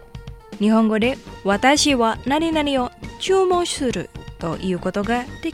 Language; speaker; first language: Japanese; non-native, fluent; Indonesian